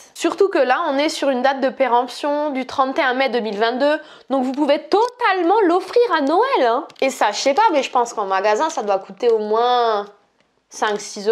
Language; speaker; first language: French; native; French